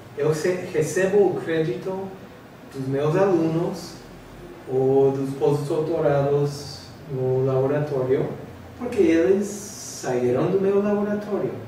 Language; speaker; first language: Portuguese; non-native, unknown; English